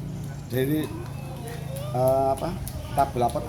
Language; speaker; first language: Indonesian; non-native, local second language; Javanese